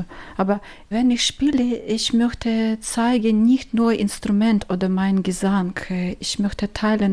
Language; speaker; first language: German; non-native, learner; Ukrainian